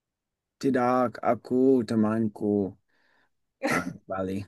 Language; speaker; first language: Indonesian; non-native, learner; English